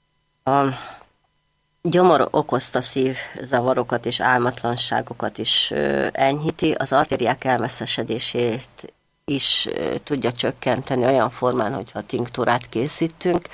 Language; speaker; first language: Hungarian; native; Hungarian